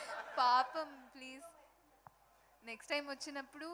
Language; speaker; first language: Telugu; non-native, fluent; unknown